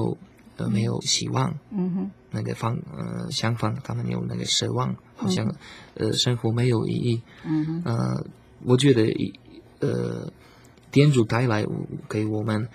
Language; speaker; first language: Chinese; non-native, learner; Slovak